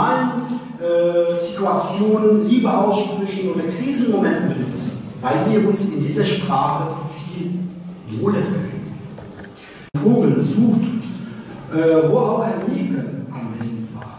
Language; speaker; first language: German; early bilingual, other home language; Turkish